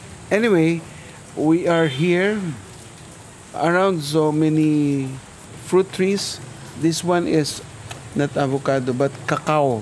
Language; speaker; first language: English; non-native, local second language; Filipino